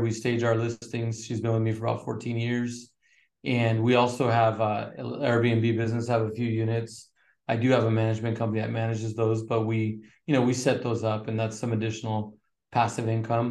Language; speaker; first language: English; native; English